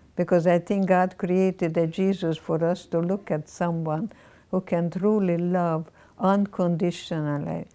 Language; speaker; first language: English; non-native, fluent; Hungarian